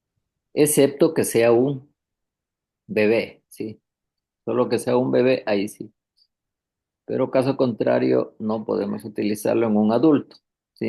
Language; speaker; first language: Spanish; native; Spanish